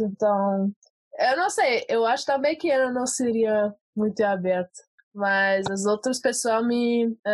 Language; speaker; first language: Portuguese; early bilingual, heritage; Portuguese